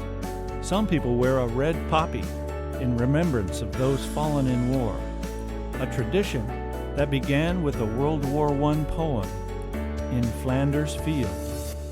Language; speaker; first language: English; native; English